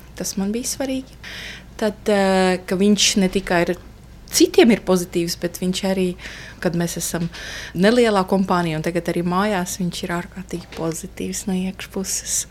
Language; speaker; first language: Latvian; non-native, fluent; Estonian